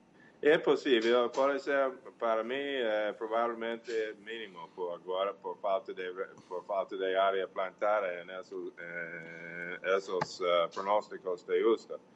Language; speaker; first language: Portuguese; non-native, learner; English